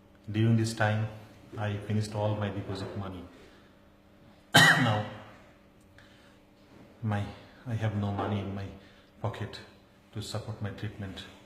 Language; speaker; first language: English; non-native, local second language; Bangla